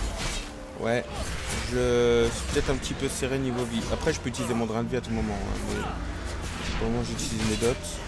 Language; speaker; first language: French; native; French